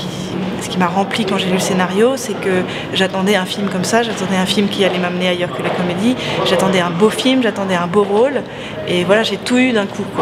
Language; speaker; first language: French; native; French